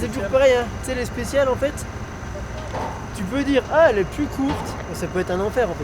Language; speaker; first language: French; native; French